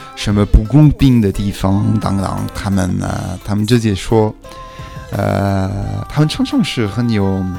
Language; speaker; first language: Chinese; non-native, fluent; French